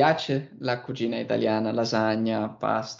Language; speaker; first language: Italian; non-native, learner; English